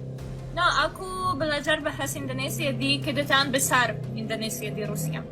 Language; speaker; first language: Indonesian; non-native, learner; Russian